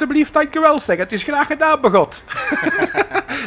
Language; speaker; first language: Dutch; native; Dutch